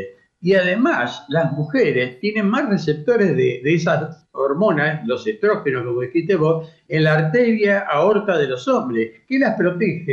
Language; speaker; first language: Spanish; native; Spanish